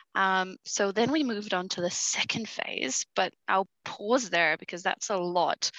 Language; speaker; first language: English; early bilingual, other home language; Portuguese